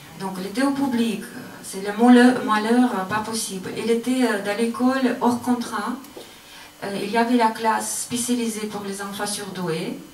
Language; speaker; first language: French; non-native, learner; Russian